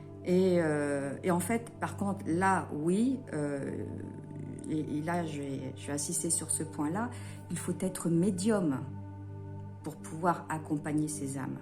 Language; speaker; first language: French; native; French